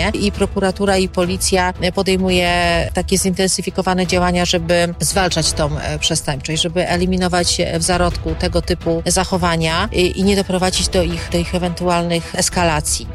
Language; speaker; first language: Polish; native; Polish